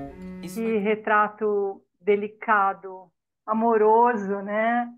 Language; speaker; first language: Portuguese; native; Portuguese